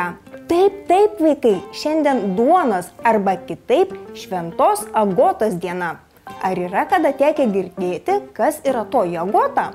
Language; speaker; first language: Lithuanian; native; Lithuanian